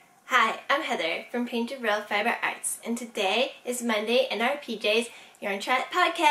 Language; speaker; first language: English; native; English